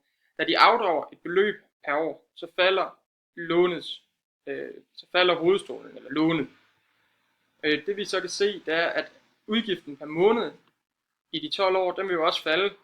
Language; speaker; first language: Danish; native; Danish